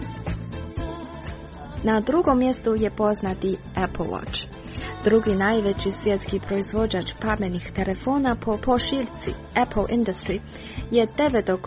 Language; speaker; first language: Croatian; native; Croatian